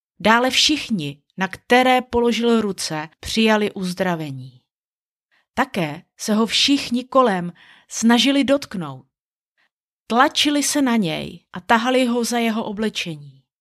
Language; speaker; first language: Czech; native; Czech